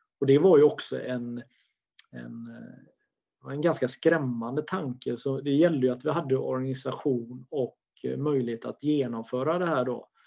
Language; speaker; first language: Swedish; native; Swedish